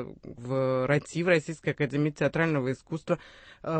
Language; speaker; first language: Russian; native; Russian